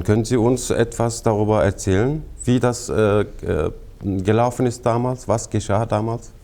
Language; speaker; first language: German; non-native, fluent; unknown